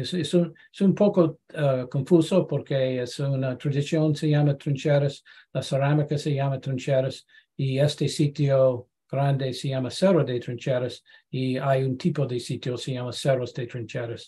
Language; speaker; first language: Spanish; non-native, learner; English